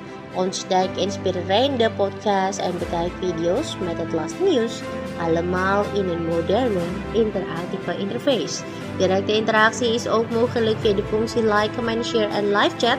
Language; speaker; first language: Dutch; non-native, fluent; Indonesian